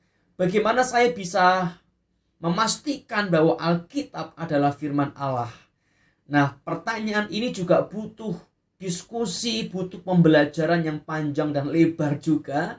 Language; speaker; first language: Indonesian; native; Indonesian